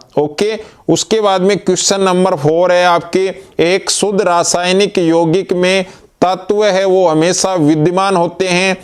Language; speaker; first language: Hindi; native; Hindi